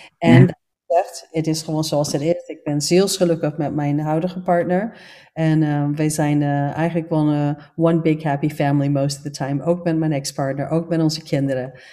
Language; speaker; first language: Dutch; non-native, fluent; English